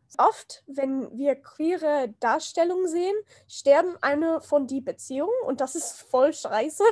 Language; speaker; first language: German; non-native, learner; English